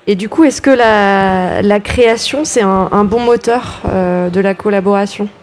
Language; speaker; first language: French; native; French